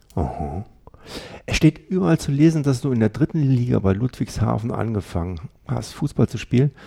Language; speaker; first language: German; native; German